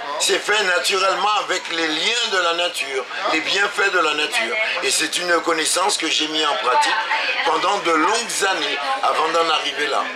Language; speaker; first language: French; native; French